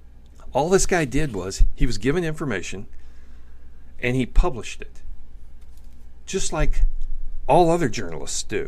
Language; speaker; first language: English; native; English